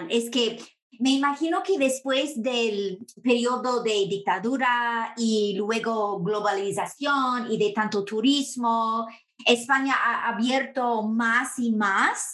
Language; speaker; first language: Spanish; non-native, fluent; English